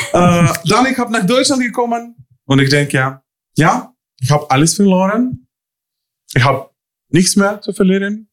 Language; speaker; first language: German; non-native, learner; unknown